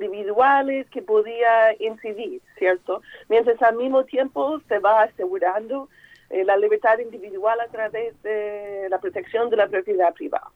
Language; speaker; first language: Spanish; non-native, fluent; English